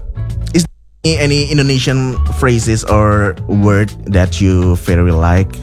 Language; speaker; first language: English; non-native, fluent; Indonesian